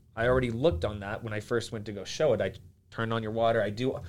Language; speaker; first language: English; early bilingual, other home language; Finnish